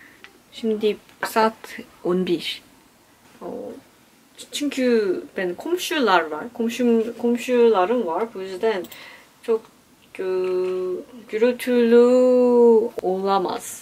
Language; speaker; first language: Turkish; non-native, learner; Korean